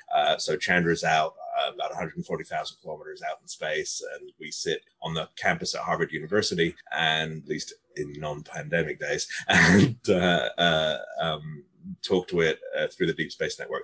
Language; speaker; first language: English; native; English